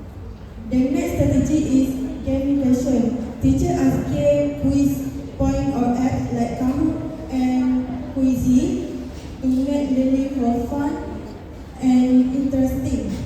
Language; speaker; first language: English; non-native, learner; Malay